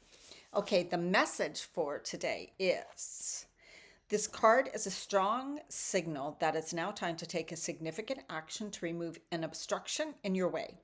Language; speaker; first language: English; native; English